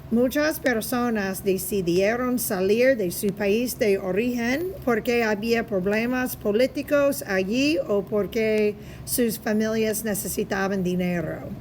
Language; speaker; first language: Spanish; non-native, fluent; English